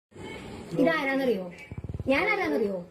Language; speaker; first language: Malayalam; native; Malayalam